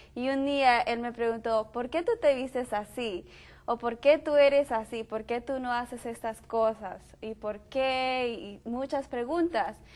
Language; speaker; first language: Spanish; native; Spanish